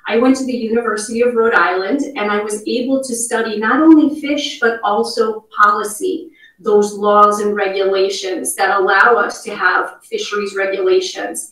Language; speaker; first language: English; native; English